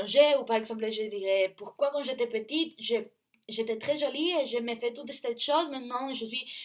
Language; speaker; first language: French; non-native, learner; Spanish